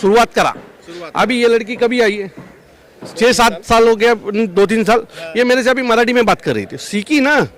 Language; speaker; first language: Hindi; non-native, local second language; Marathi